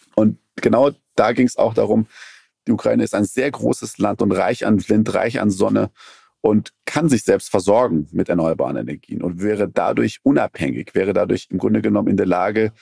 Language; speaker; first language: German; early bilingual, other home language; Persian